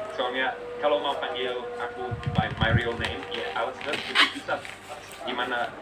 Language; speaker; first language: Indonesian; non-native, learner; English